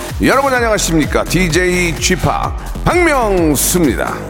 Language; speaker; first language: Korean; native; Korean